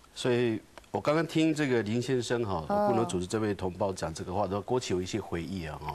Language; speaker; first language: Chinese; native; Chinese